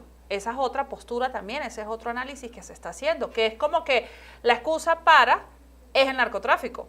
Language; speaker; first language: Spanish; native; Spanish